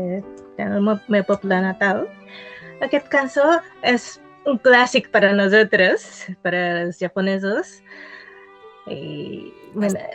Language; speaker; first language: Catalan; non-native, fluent; Japanese